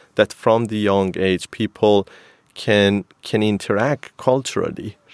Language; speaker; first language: English; non-native, fluent; Persian